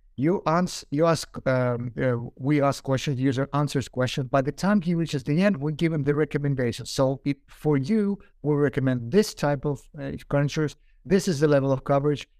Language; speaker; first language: English; non-native, fluent; Ukrainian